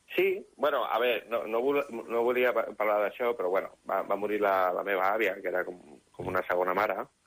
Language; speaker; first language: Catalan; non-native, local second language; Spanish